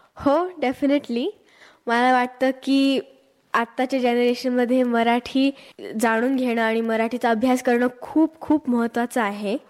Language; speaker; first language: Marathi; early bilingual, heritage; Marathi